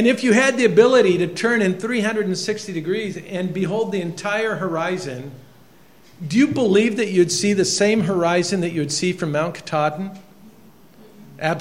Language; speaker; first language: English; native; English